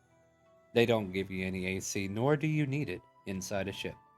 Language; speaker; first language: English; native; English